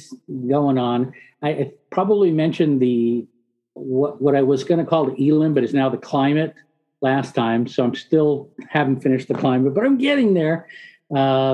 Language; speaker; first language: English; early bilingual, other home language; Spanish